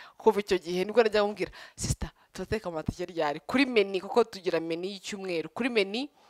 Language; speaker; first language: Kinyarwanda; early bilingual, heritage; Kinyarwanda